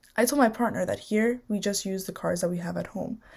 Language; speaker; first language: English; native; English